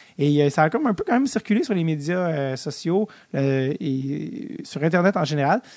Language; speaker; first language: French; native; French